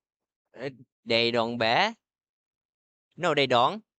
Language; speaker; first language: English; non-native, learner; Vietnamese